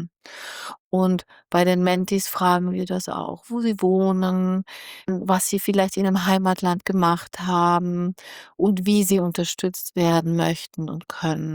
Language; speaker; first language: German; native; German